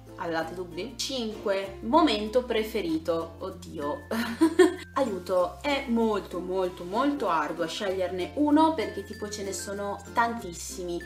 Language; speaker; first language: Italian; native; Italian